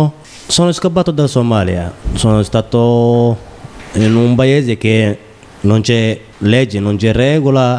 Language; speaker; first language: Italian; non-native, learner; Somali